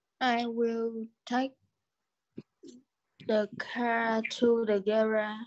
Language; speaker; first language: English; non-native, learner; Vietnamese